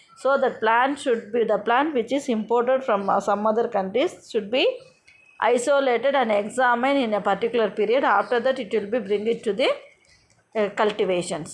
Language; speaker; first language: English; non-native, local second language; Tamil